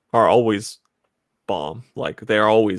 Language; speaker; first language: English; native; English